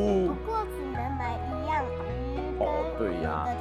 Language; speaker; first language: Chinese; early bilingual, other home language; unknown